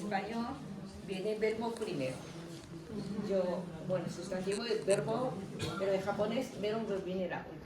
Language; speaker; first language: Spanish; non-native, fluent; Japanese